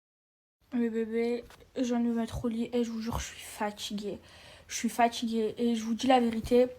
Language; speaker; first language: French; native; French